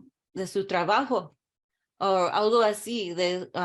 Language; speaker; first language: Spanish; early bilingual, heritage; English